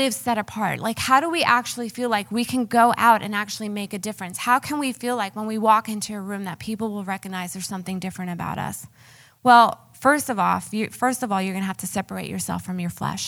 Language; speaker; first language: English; native; English